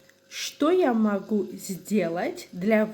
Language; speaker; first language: Russian; non-native, fluent; Azerbaijani